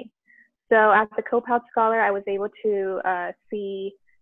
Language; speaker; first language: English; native; English